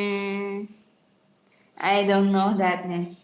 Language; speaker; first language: English; non-native, learner; Vietnamese